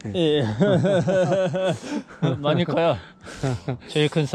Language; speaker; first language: Korean; native; Korean